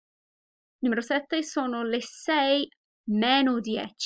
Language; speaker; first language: Italian; non-native, fluent; English